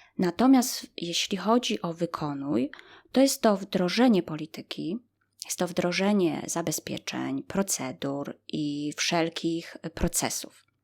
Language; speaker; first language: Polish; native; Polish